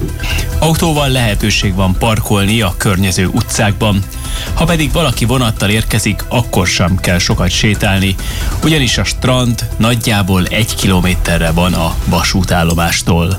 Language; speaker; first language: Hungarian; native; Hungarian